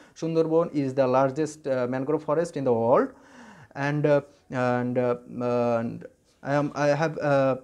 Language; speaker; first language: English; non-native, local second language; Bangla